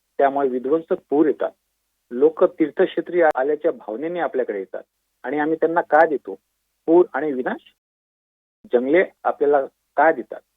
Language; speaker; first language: Marathi; native; Marathi